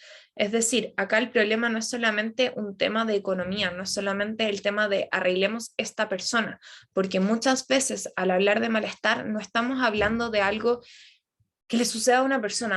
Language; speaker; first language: Spanish; native; Spanish